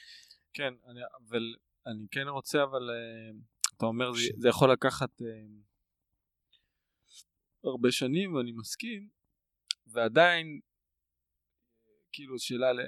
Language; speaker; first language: Hebrew; native; Hebrew